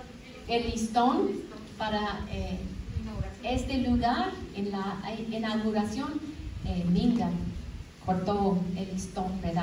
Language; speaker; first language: Spanish; non-native, fluent; English